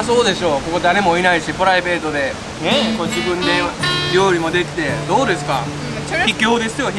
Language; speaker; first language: Japanese; native; Japanese